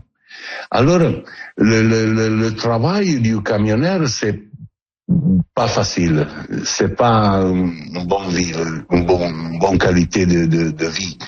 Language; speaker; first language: French; non-native, learner; Italian